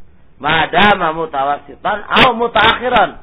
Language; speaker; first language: Arabic; non-native, local second language; Indonesian